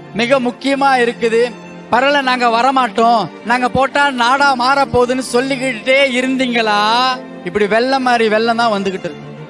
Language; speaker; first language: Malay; non-native, local second language; Tamil